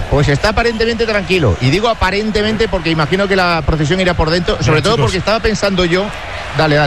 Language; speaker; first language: Spanish; native; Spanish